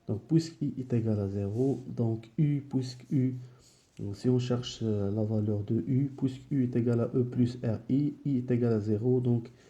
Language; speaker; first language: French; non-native, local second language; Arabic